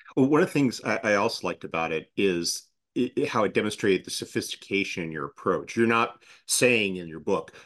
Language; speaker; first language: English; native; English